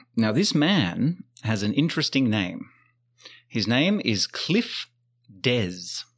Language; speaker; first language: English; native; English